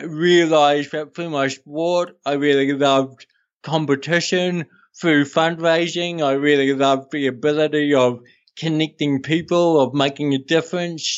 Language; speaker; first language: English; native; English